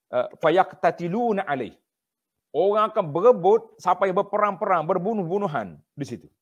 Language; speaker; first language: Malay; native; Malay